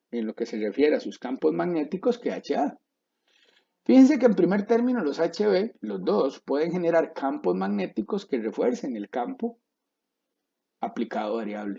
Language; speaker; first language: Spanish; native; Spanish